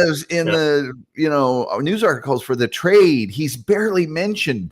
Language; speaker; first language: English; native; English